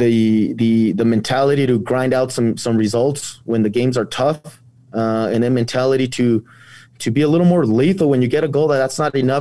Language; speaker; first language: English; native; English